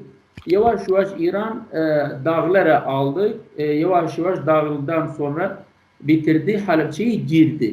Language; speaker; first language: Turkish; non-native, learner; Kurdish